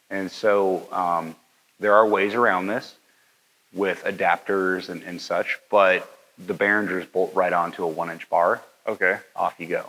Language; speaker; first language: English; native; English